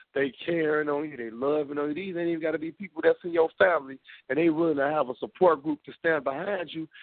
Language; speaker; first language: English; native; English